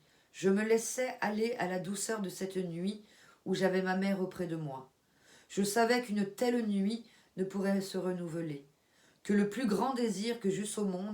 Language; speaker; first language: French; native; French